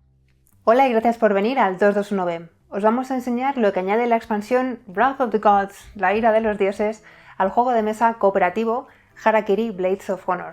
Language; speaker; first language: Spanish; native; Spanish